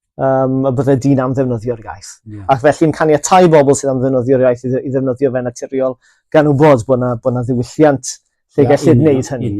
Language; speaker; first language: Welsh; native; Welsh